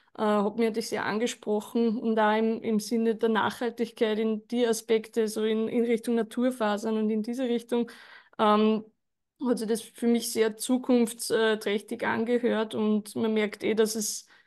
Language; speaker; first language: German; native; German